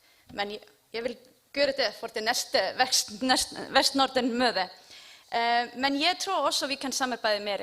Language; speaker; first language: Danish; non-native, learner; Icelandic